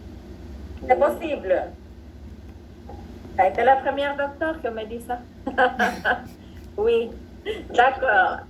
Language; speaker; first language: French; non-native, fluent; Spanish